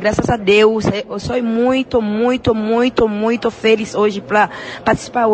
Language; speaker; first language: Portuguese; non-native, learner; Haitian Creole